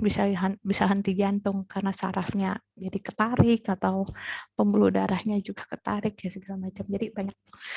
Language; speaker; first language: Indonesian; native; Indonesian